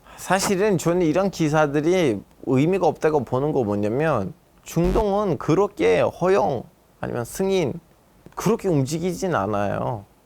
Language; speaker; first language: Korean; non-native, fluent; Turkish